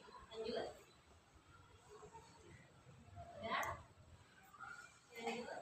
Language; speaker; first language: Indonesian; native; Indonesian